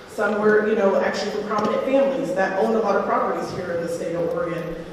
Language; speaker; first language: English; native; English